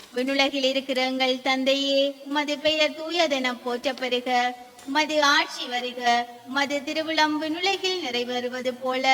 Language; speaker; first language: Tamil; native; Tamil